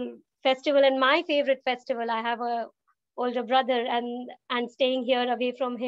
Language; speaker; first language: English; non-native, local second language; Hindi